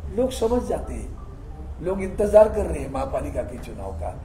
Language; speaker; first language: Hindi; non-native, local second language; Marathi